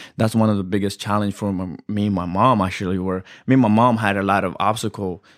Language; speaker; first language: English; early bilingual, other home language; Amharic